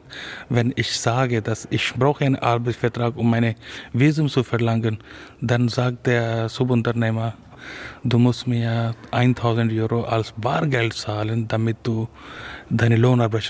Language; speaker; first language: German; non-native, fluent; Urdu